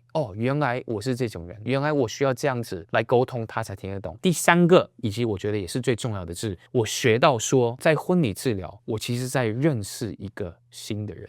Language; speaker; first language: Chinese; native; Chinese